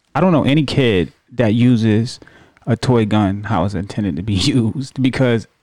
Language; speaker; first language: English; native; English